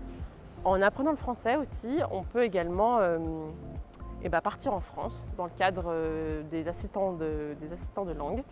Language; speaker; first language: French; native; French